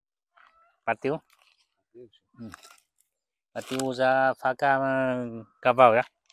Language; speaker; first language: Portuguese; non-native, learner; Vietnamese